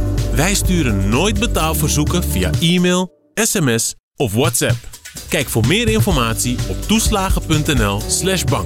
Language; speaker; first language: Dutch; native; Dutch